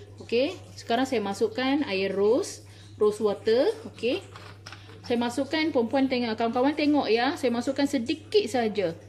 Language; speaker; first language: Malay; non-native, local second language; Tamil